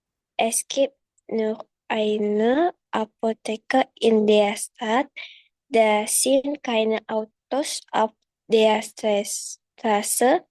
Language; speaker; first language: German; non-native, learner; Indonesian